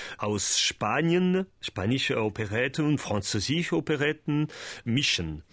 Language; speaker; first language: German; non-native, learner; French